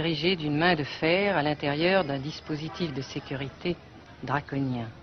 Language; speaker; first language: French; native; French